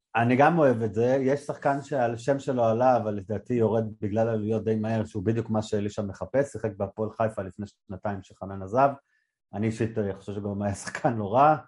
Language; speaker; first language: Hebrew; native; Hebrew